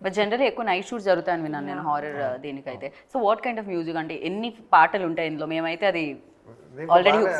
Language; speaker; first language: Telugu; native; Telugu